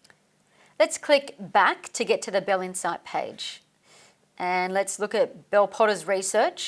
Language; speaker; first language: English; native; English